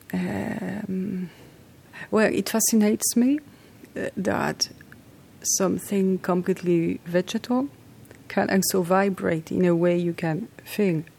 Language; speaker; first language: English; non-native, fluent; French